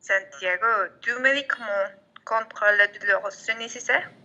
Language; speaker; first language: French; non-native, learner; Spanish